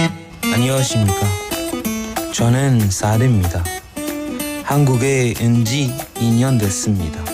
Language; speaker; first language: Korean; non-native, learner; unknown